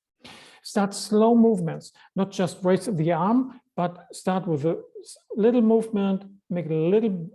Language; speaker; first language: English; non-native, fluent; German